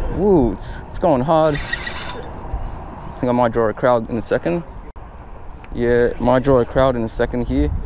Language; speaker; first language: English; native; English